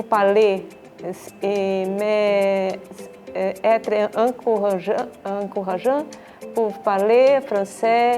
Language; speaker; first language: French; non-native, learner; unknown